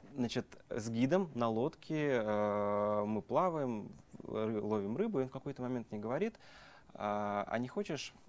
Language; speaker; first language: Russian; native; Russian